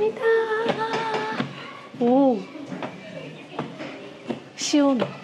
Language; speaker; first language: Korean; non-native, learner; Japanese